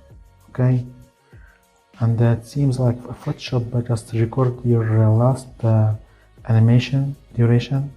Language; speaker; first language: English; non-native, fluent; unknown